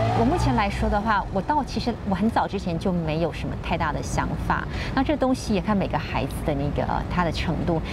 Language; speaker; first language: Chinese; native; Chinese